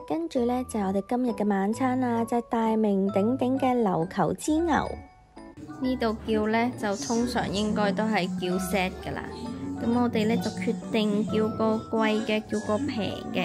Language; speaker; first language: Cantonese; native; Cantonese